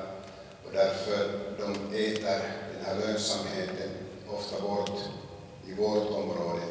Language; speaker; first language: Swedish; non-native, local second language; Finnish